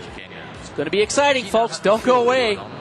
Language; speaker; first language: English; native; English